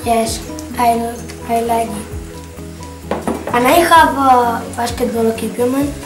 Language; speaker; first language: English; non-native, learner; Catalan